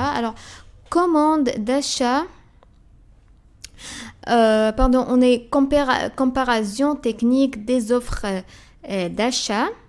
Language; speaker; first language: French; non-native, fluent; Arabic